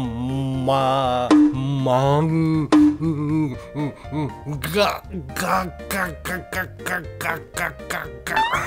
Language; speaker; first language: Thai; non-native, learner; Japanese